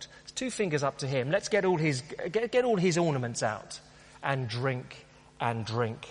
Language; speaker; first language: English; native; English